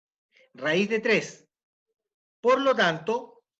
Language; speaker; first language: Spanish; native; Spanish